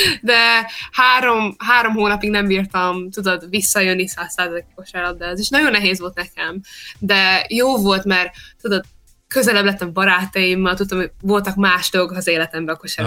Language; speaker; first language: Hungarian; early bilingual, heritage; Hungarian